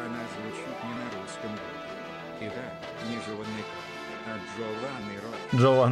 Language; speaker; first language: Russian; native; Russian